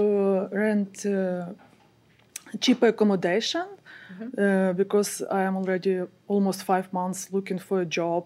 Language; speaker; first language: English; non-native, learner; Ukrainian